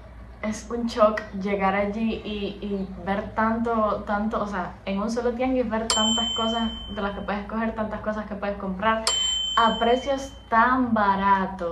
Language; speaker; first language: Spanish; native; Spanish